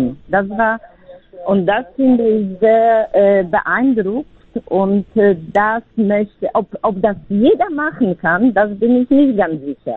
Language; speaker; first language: German; non-native, fluent; Polish